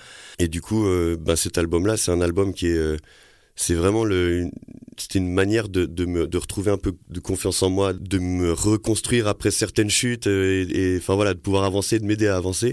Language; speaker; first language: French; native; French